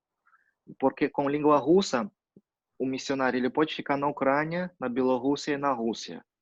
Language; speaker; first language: Portuguese; non-native, fluent; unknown